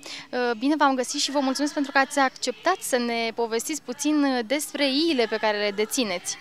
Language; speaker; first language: Romanian; native; Romanian